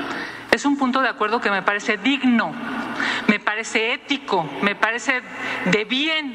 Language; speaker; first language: Spanish; native; Spanish